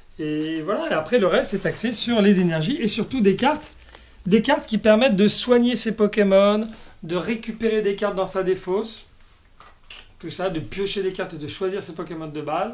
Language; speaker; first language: French; native; French